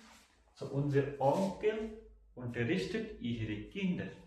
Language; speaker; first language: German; non-native, fluent; Hindi